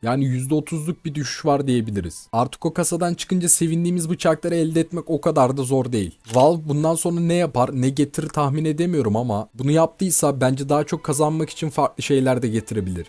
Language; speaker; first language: Turkish; native; Turkish